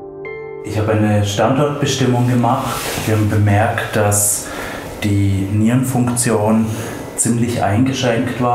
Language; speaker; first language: German; native; German